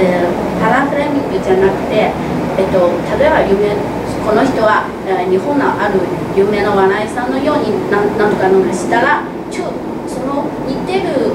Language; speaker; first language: Japanese; non-native, fluent; Chinese